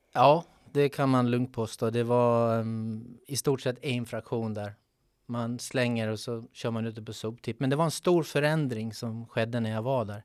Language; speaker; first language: Swedish; native; Swedish